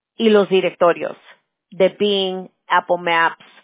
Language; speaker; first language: Spanish; early bilingual, other home language; English